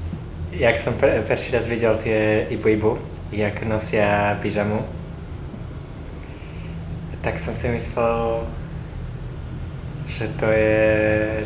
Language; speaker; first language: Polish; non-native, learner; Slovak